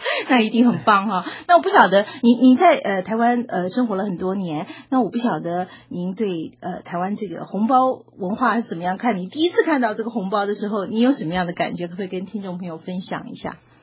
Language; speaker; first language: Chinese; native; Chinese